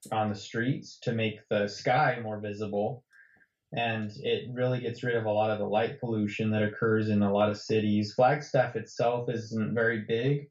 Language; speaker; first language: English; native; English